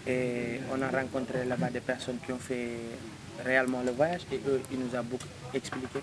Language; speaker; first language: French; non-native, local second language; Wolof